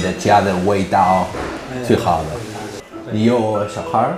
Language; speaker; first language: Chinese; non-native, learner; Spanish